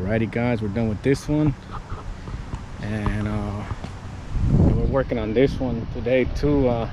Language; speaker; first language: English; early bilingual, other home language; Spanish